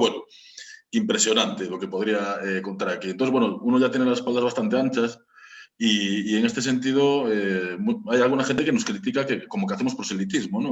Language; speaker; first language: Spanish; native; Spanish